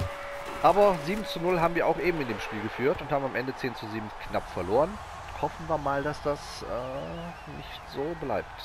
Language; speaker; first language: German; native; German